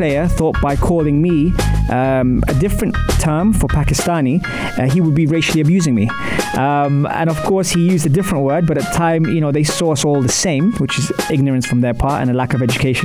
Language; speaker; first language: English; native; English